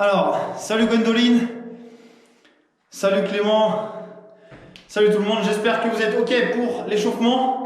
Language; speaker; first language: French; native; French